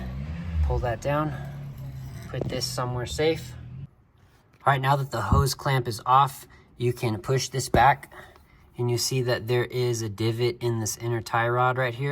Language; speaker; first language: English; native; English